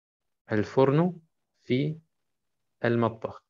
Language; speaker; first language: Arabic; non-native, fluent; German